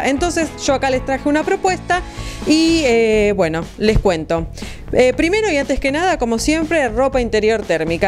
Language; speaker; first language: Spanish; native; Spanish